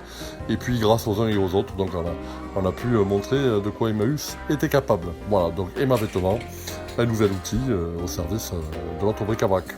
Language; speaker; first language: French; native; French